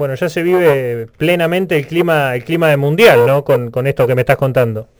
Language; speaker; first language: Spanish; native; Spanish